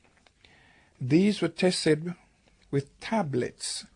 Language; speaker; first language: English; native; English